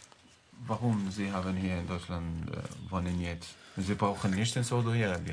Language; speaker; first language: German; non-native, learner; Arabic